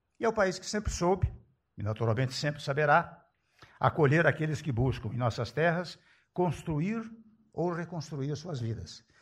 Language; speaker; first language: Portuguese; early bilingual, other home language; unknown